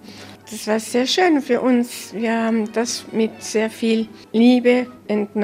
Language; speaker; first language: German; early bilingual, heritage; German